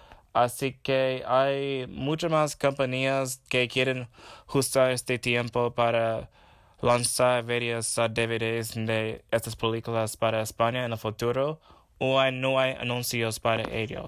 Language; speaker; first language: Spanish; non-native, fluent; English